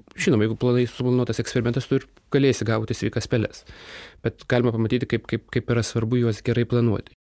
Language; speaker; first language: Lithuanian; native; Lithuanian